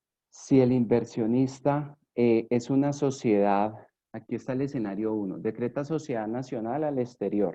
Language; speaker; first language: Spanish; native; Spanish